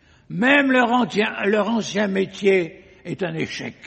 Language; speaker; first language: French; native; French